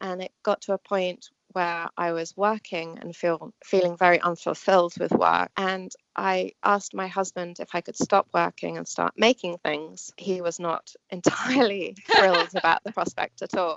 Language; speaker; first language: English; native; English